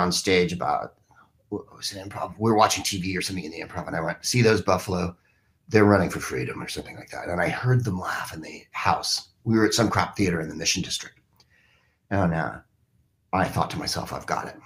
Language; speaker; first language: English; native; English